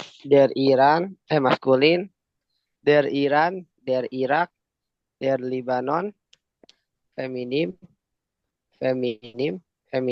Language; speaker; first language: German; non-native, learner; Indonesian